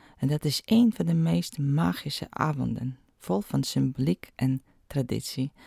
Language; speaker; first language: Dutch; non-native, fluent; Polish